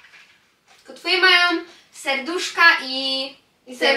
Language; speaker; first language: Polish; early bilingual, heritage; Polish